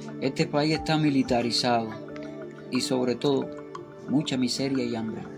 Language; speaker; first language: Spanish; native; Spanish